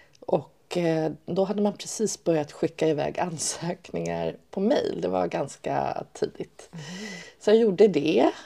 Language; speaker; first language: Swedish; early bilingual, other home language; Persian